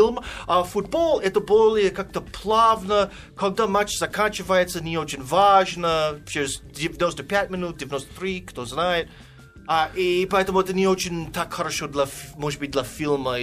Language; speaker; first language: Russian; non-native, fluent; English